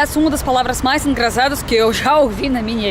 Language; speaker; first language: Portuguese; non-native, fluent; Russian